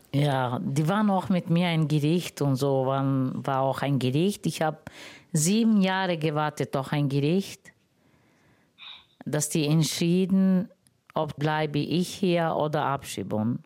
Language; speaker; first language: German; non-native, learner; Romany